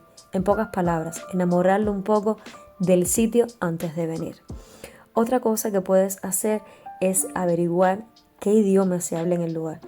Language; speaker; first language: Spanish; native; Spanish